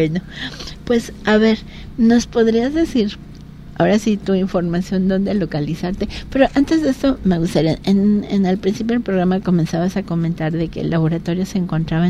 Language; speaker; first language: Spanish; native; Spanish